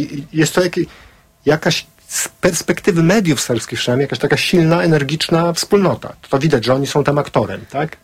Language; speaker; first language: Polish; native; Polish